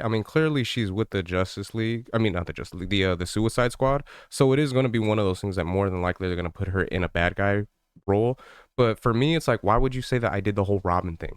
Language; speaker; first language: English; native; English